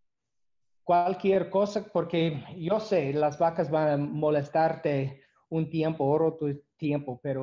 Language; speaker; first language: Spanish; non-native, learner; English